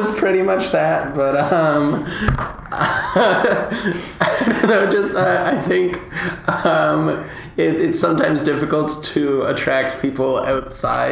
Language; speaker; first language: English; native; English